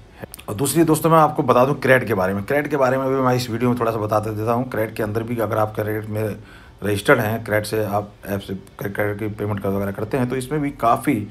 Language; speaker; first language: Hindi; native; Hindi